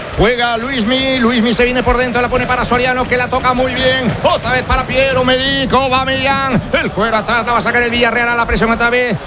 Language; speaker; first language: Spanish; native; Spanish